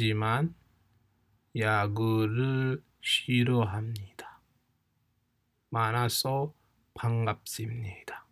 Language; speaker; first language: Korean; non-native, fluent; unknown